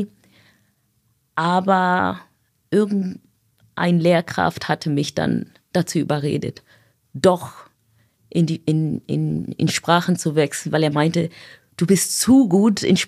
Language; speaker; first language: German; non-native, fluent; Swahili